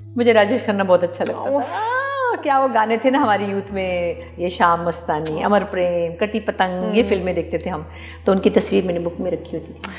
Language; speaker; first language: Urdu; native; Urdu